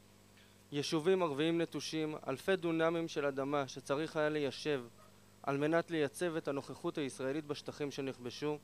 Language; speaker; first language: Hebrew; native; Hebrew